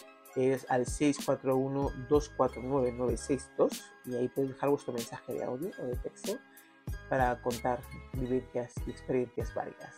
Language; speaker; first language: Spanish; native; Spanish